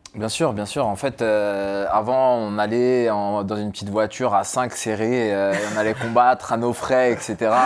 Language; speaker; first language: French; native; French